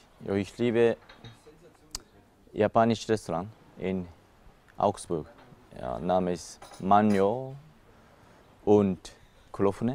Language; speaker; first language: German; non-native, learner; Japanese